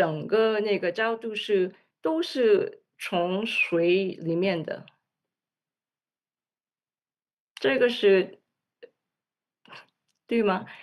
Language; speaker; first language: Chinese; non-native, learner; English